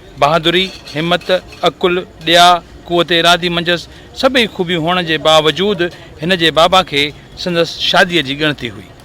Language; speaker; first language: Sindhi; native; Sindhi